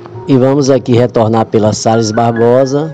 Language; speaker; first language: Portuguese; native; Portuguese